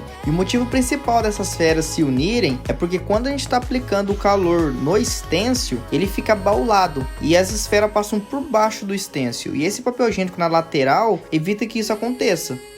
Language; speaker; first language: Portuguese; native; Portuguese